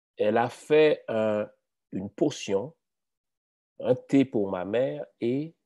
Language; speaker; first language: French; native; French